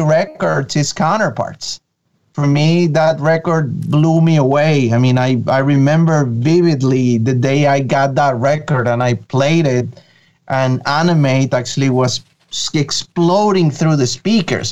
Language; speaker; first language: English; non-native, fluent; Spanish